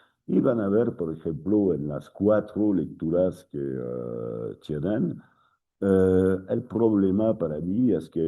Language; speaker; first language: Spanish; non-native, fluent; French